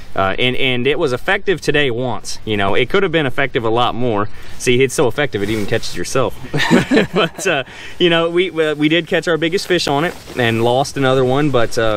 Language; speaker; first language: English; native; English